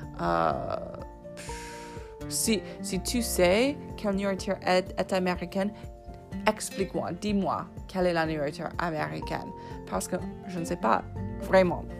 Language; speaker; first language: French; non-native, fluent; English